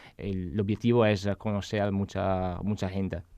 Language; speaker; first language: Spanish; non-native, learner; Italian